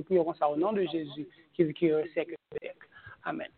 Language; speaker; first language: French; non-native, local second language; Haitian Creole